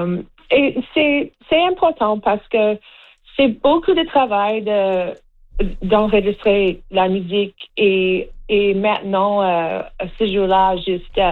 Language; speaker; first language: French; non-native, learner; English